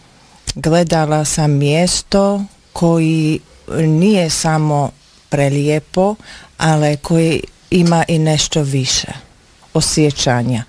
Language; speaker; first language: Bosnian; non-native, learner; Slovak